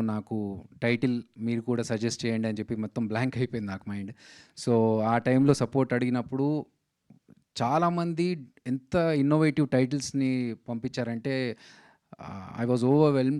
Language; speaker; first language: Telugu; native; Telugu